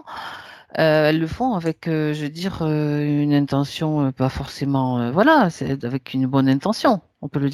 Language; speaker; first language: French; native; French